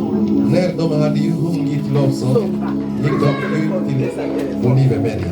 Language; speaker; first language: Swedish; non-native, fluent; Lingala